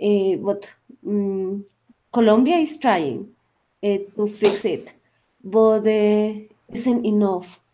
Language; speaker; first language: English; non-native, learner; Spanish